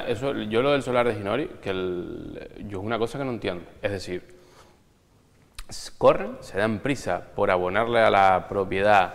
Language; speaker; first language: Spanish; native; Spanish